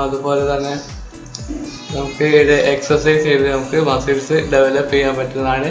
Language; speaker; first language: Malayalam; native; Malayalam